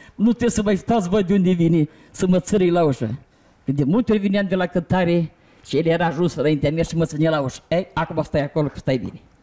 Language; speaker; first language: Romanian; native; Romanian